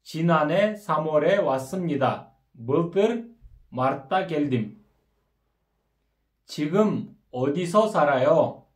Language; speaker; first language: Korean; non-native, fluent; Kyrgyz